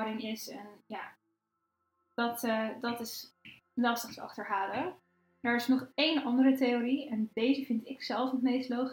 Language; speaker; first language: Dutch; native; Dutch